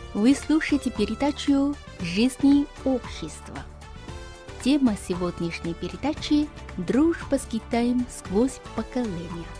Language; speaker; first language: Russian; non-native, fluent; Chinese